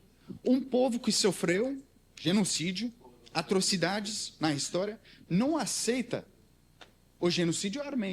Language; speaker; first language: Portuguese; non-native, learner; Armenian